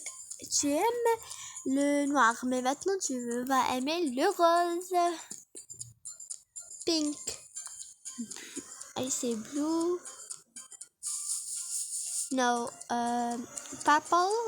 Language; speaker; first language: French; non-native, learner; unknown